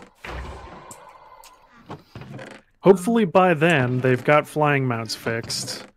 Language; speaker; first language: English; native; English